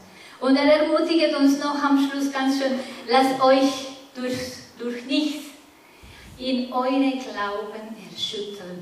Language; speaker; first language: German; non-native, fluent; Spanish